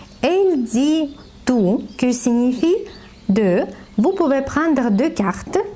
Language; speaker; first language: French; non-native, learner; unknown